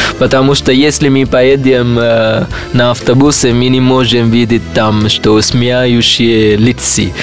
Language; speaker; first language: Russian; non-native, learner; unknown